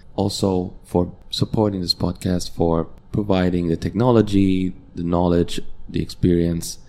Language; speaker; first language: English; non-native, fluent; Hungarian